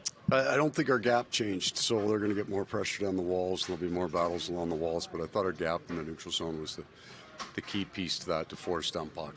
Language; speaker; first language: English; native; English